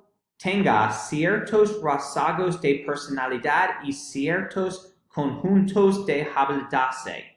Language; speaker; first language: Spanish; non-native, learner; English